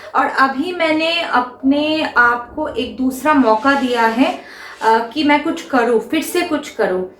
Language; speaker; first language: Hindi; non-native, local second language; Bangla